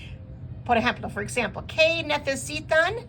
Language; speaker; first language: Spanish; non-native, fluent; English